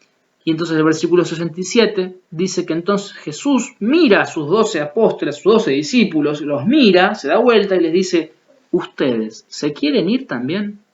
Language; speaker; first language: Spanish; native; Spanish